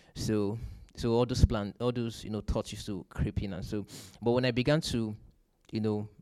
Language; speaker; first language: English; non-native, local second language; Yoruba